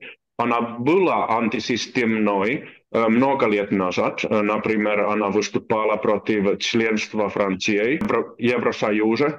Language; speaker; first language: Russian; non-native, learner; Finnish